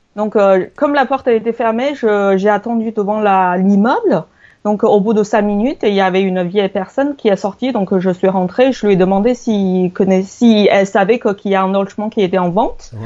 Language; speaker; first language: French; non-native, fluent; Chinese